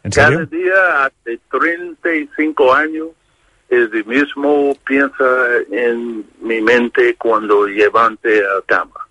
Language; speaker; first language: Spanish; non-native, learner; English